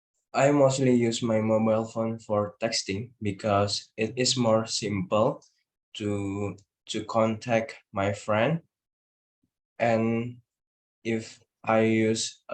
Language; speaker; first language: English; non-native, learner; Indonesian